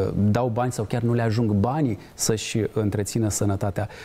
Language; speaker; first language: Romanian; native; Romanian